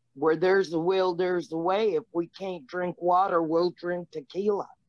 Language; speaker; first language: English; early bilingual, other home language; Spanish